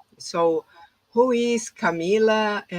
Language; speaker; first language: English; non-native, fluent; Portuguese